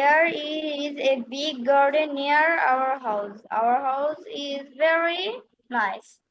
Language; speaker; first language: English; non-native, learner; Bangla